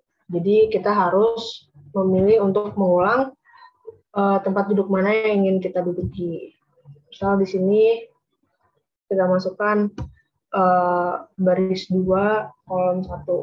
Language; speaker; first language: Indonesian; native; Indonesian